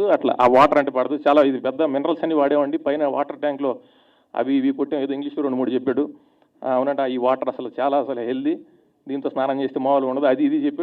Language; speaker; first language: Telugu; native; Telugu